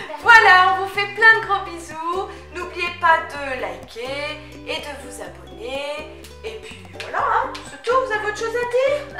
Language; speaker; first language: French; native; French